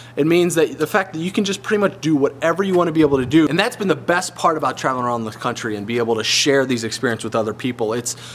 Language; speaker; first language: English; native; English